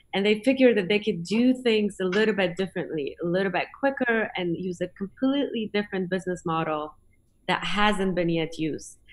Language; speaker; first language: English; non-native, fluent; Polish